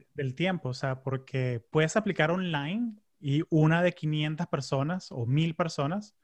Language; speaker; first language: Spanish; early bilingual, heritage; Spanish